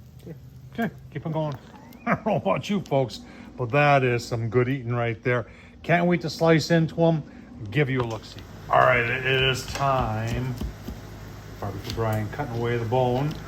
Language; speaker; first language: English; native; English